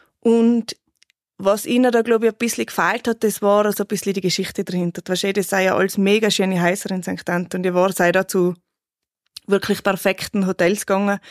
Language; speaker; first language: German; native; German